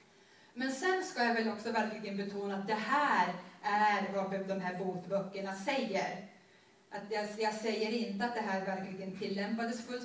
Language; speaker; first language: Swedish; native; Swedish